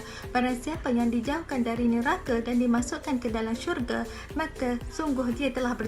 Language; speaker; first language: Malay; native; Malay